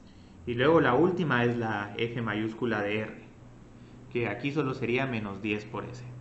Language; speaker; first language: Spanish; native; Spanish